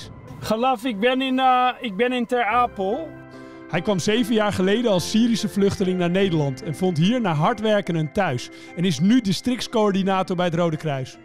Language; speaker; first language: Dutch; native; Dutch